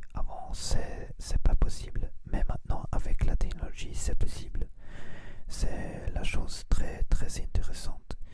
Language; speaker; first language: French; non-native, learner; Spanish